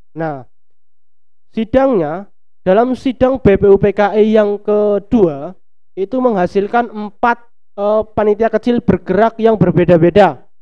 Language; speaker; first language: Indonesian; non-native, local second language; Javanese